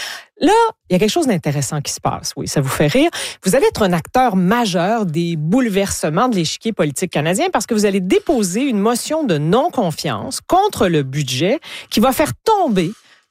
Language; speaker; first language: French; native; French